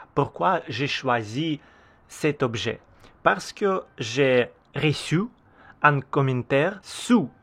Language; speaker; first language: French; non-native, learner; Russian